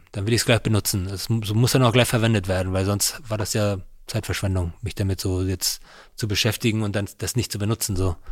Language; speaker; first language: German; native; German